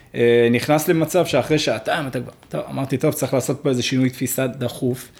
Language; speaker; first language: Hebrew; early bilingual, other home language; Arabic